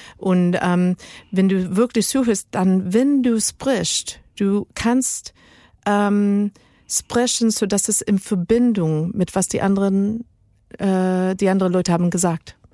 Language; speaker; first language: German; non-native, learner; Spanish